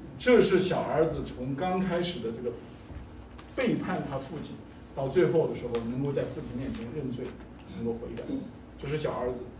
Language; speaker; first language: Chinese; native; Chinese